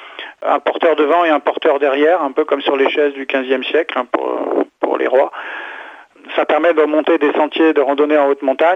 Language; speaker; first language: French; native; French